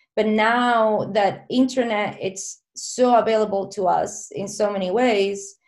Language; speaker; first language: English; non-native, fluent; Spanish